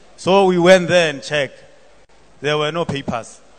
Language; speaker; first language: English; non-native, local second language; Southern Sotho